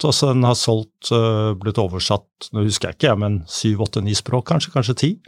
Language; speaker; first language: Norwegian; native; Norwegian